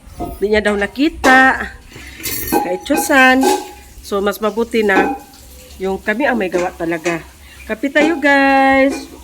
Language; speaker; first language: Filipino; non-native, local second language; Cebuano